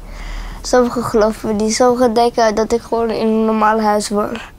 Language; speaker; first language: Dutch; early bilingual, other home language; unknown